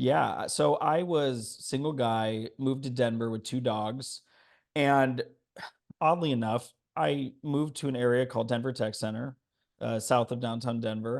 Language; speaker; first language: English; native; English